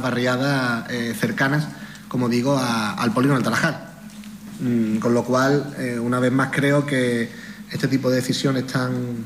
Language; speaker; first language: Spanish; native; Spanish